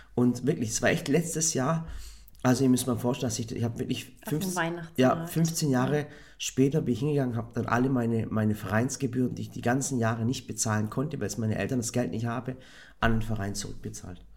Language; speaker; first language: German; native; German